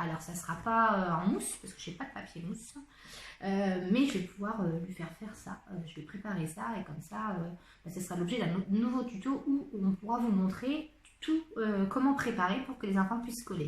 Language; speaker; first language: French; native; French